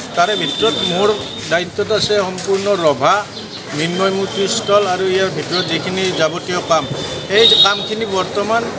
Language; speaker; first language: Assamese; native; Assamese